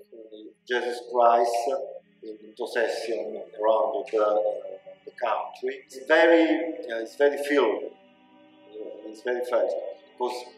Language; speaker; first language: English; non-native, learner; Italian